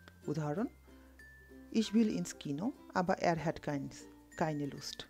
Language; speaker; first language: German; non-native, fluent; Bangla